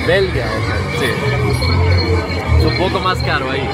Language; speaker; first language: Spanish; non-native, fluent; Swedish